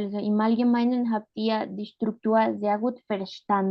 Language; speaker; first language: German; non-native, fluent; Spanish